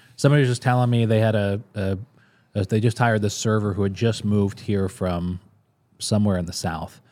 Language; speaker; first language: English; native; English